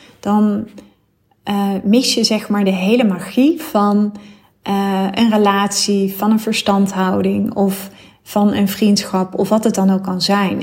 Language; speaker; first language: Dutch; native; Dutch